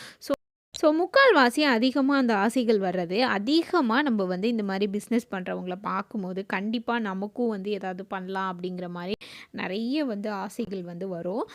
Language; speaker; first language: Tamil; native; Tamil